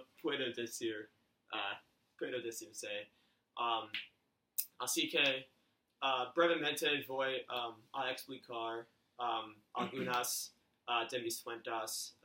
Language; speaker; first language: Spanish; non-native, learner; English